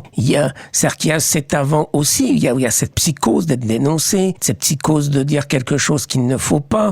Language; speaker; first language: French; native; French